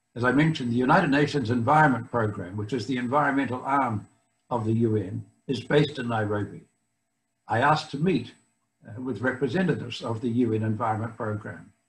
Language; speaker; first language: English; native; English